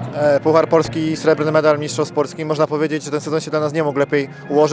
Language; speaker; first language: Polish; native; Polish